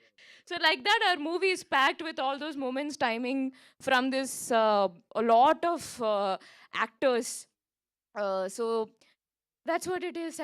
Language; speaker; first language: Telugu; non-native, local second language; Malayalam